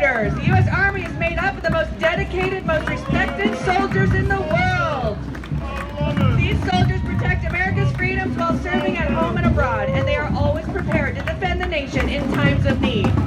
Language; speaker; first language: English; native; English